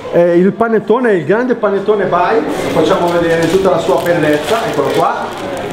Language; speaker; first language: Italian; native; Italian